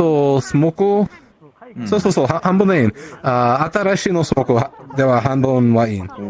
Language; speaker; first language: Japanese; non-native, learner; Spanish